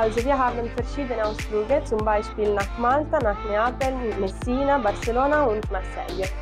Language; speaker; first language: German; non-native, learner; Italian